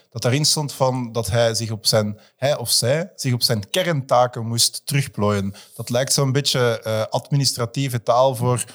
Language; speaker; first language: Dutch; native; Dutch